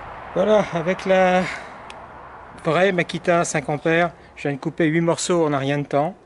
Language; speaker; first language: French; native; French